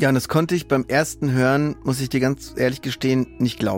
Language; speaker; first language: German; native; German